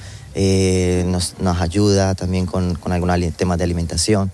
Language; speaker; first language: Spanish; native; Spanish